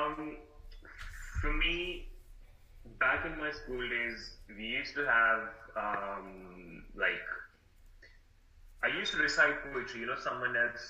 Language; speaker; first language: English; non-native, local second language; Hindi